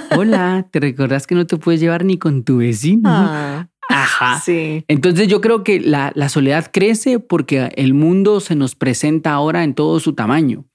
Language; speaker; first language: Spanish; native; Spanish